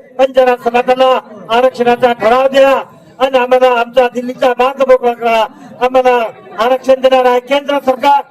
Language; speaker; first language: Marathi; non-native, local second language; Lambadi